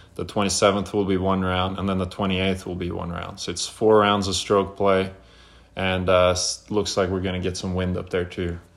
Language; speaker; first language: English; non-native, fluent; Norwegian